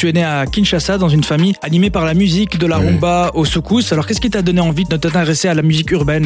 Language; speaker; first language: French; native; French